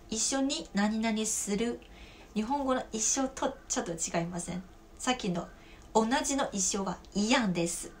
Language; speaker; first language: Japanese; non-native, fluent; Chinese